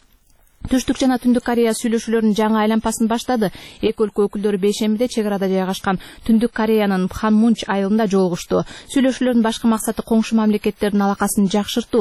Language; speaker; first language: Kyrgyz; native; Kyrgyz